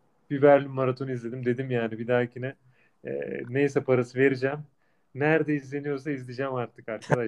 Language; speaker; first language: Turkish; native; Turkish